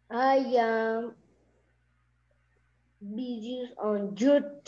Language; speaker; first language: English; non-native, learner; Spanish